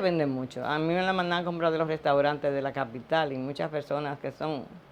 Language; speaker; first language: Spanish; native; Spanish